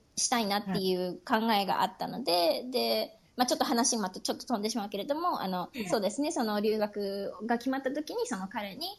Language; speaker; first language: Japanese; native; Japanese